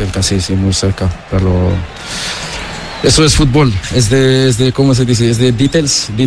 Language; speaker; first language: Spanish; non-native, learner; Portuguese